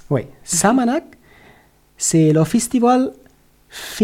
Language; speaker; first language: French; non-native, learner; Persian